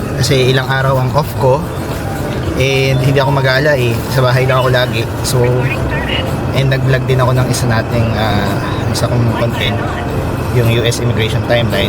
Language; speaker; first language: Filipino; native; Filipino